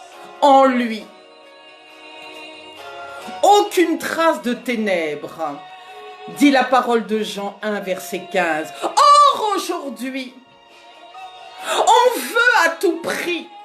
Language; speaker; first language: French; native; French